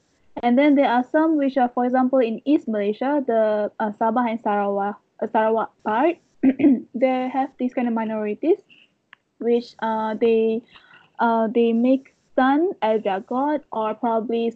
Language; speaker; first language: English; non-native, local second language; Malay